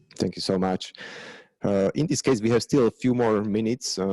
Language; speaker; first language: English; non-native, fluent; Slovak